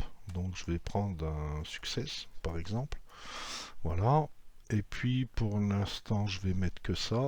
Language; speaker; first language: French; native; French